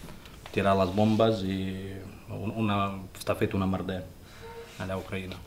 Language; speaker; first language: Catalan; non-native, learner; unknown